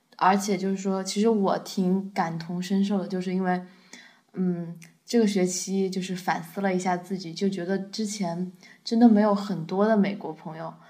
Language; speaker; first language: Chinese; native; Chinese